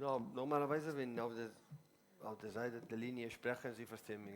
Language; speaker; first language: German; non-native, learner; Spanish